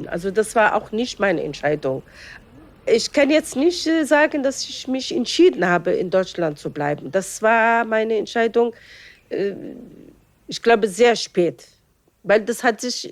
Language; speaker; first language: German; non-native, fluent; Arabic